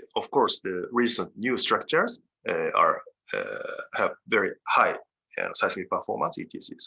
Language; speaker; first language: English; non-native, fluent; Japanese